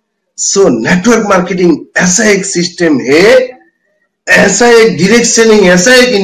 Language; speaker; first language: Hindi; non-native, fluent; Bangla